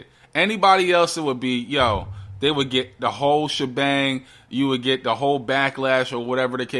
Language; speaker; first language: English; native; English